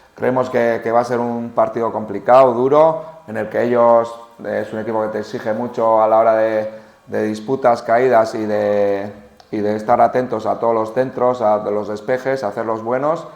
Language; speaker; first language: Spanish; native; Spanish